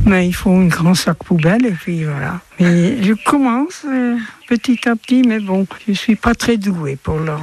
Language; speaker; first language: French; non-native, fluent; Dutch